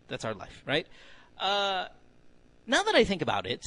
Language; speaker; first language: English; non-native, local second language; Filipino